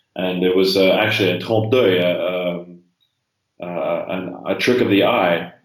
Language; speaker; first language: English; native; English